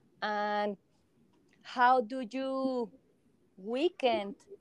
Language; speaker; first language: English; non-native, learner; Spanish